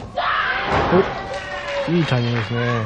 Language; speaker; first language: Japanese; native; Japanese